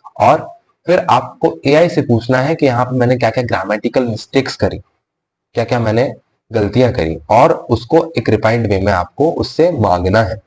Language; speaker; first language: Hindi; native; Hindi